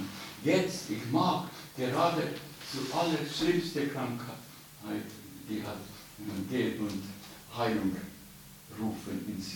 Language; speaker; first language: German; non-native, fluent; Estonian